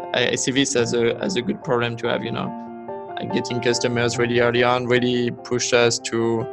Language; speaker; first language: English; non-native, fluent; French